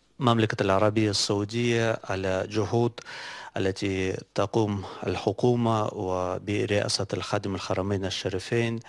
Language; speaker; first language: Arabic; non-native, fluent; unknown